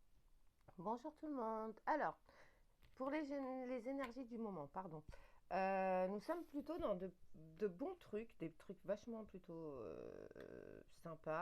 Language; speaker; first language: French; native; French